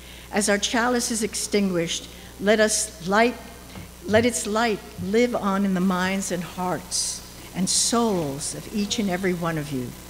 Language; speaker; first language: English; native; English